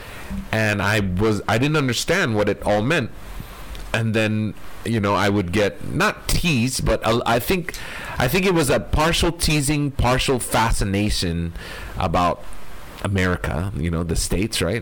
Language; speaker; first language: English; early bilingual, other home language; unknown